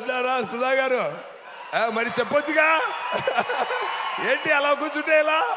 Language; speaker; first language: Telugu; non-native, local second language; Tamil